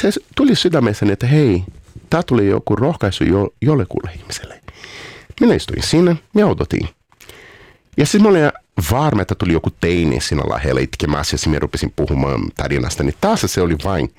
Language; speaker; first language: Finnish; non-native, fluent; Portuguese